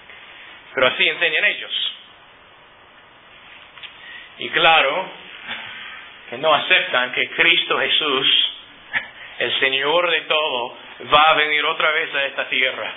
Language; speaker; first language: Spanish; non-native, fluent; English